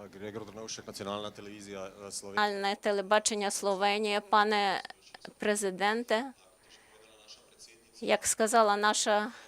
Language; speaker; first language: Ukrainian; non-native, learner; Slovenian